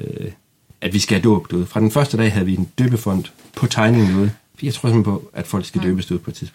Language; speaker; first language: Danish; native; Danish